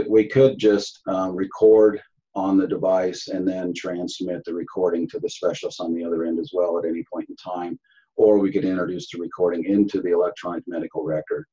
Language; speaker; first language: English; native; English